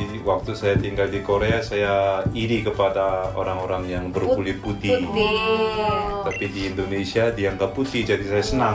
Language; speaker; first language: Indonesian; non-native, fluent; Korean